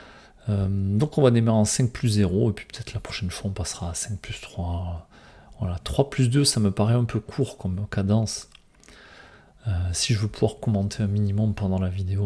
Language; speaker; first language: French; native; French